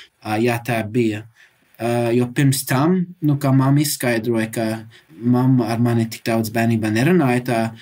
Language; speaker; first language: Latvian; early bilingual, heritage; English